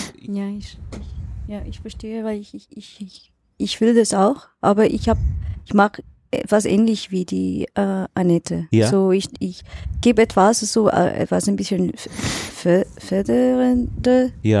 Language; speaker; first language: German; non-native, learner; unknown